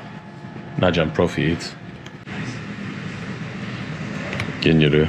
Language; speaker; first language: Hungarian; non-native, learner; English